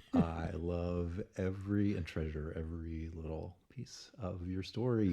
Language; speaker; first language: English; native; English